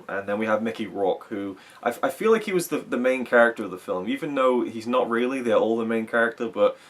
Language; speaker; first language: English; native; English